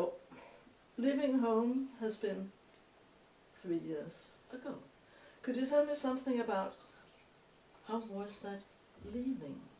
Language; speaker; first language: English; non-native, fluent; Danish